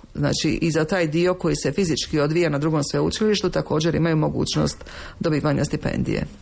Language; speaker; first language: Croatian; native; Croatian